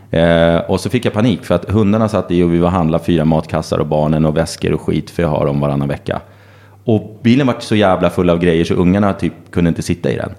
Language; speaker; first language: Swedish; native; Swedish